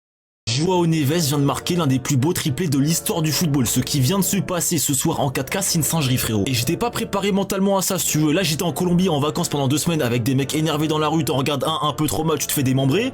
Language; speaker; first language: French; native; French